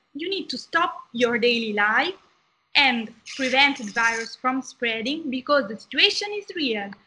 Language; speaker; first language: English; non-native, fluent; Italian